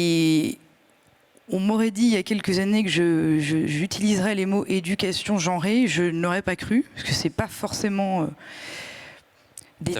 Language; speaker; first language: French; native; French